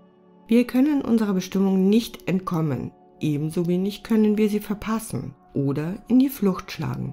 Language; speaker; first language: German; native; German